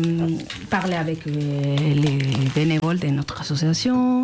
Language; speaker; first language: French; non-native, learner; Spanish